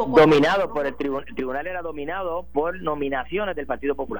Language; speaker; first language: Spanish; native; Spanish